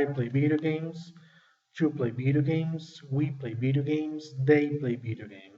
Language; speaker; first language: English; non-native, fluent; Spanish